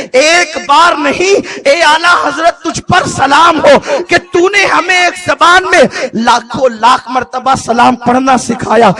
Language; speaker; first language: Urdu; native; Urdu